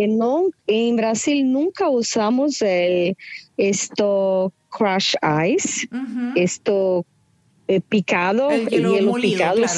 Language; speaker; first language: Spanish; non-native, fluent; Portuguese